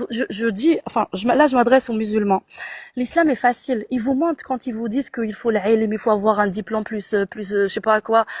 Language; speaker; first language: French; non-native, local second language; Arabic